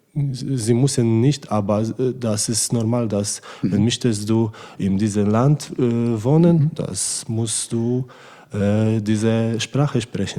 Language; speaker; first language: German; non-native, learner; Polish